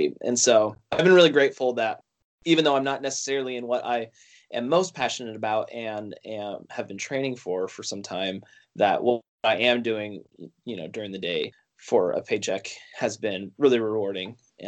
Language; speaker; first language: English; native; English